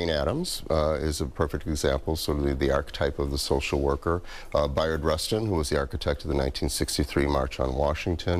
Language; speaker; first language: English; native; English